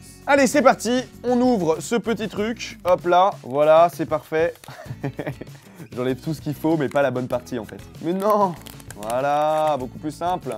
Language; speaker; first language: French; native; French